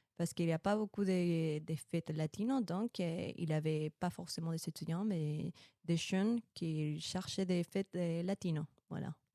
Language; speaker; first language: French; non-native, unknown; Spanish